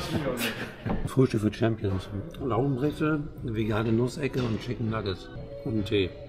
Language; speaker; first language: German; native; German